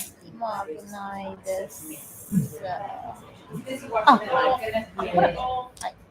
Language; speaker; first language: Japanese; non-native, learner; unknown